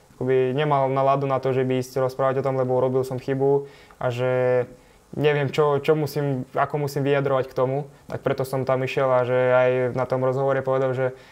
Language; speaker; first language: Slovak; non-native, fluent; Ukrainian